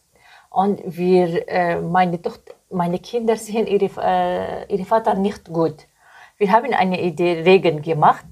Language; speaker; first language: German; non-native, learner; Arabic